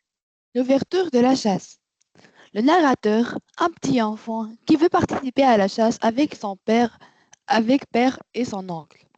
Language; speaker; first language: French; non-native, learner; Arabic